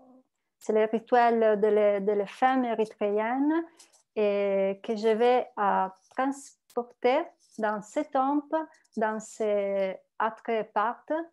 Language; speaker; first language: French; non-native, learner; Italian